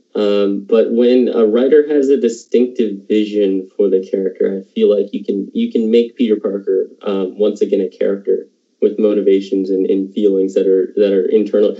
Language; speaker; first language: English; native; English